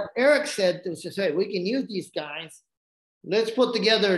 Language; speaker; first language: English; non-native, fluent; Japanese